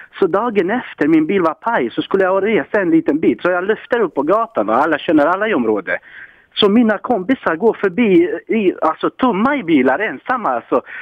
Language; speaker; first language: Swedish; non-native, fluent; Croatian